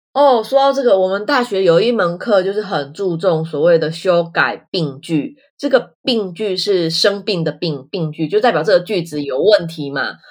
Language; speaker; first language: Chinese; native; Chinese